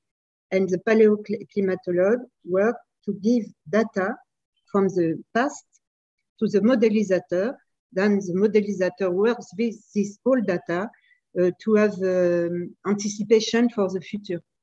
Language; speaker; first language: English; non-native, fluent; French